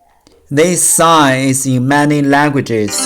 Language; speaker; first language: English; non-native, learner; Chinese